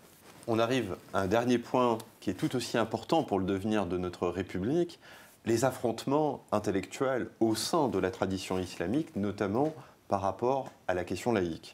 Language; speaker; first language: French; native; French